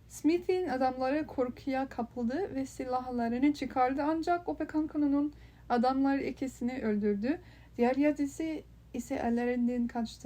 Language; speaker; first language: Turkish; non-native, learner; English